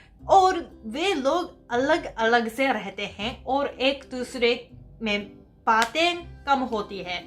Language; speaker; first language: Hindi; non-native, fluent; Japanese